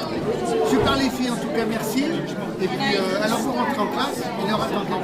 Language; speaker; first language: French; native; French